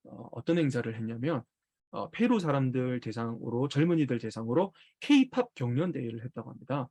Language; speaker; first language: Korean; native; Korean